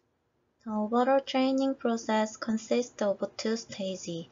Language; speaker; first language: English; non-native, fluent; Korean